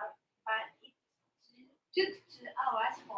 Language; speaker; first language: English; non-native, learner; Japanese